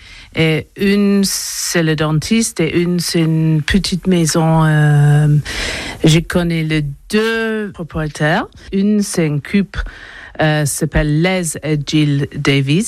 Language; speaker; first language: French; non-native, learner; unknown